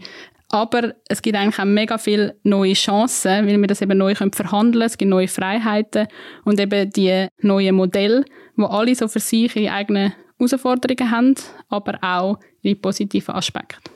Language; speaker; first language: German; native; German